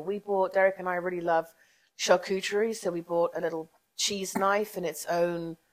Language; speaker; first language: English; native; English